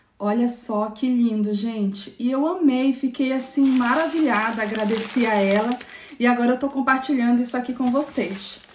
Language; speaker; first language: Portuguese; native; Portuguese